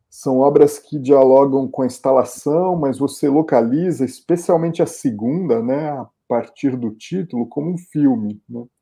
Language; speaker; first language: Portuguese; native; Portuguese